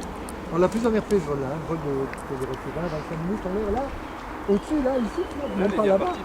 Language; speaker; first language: French; native; French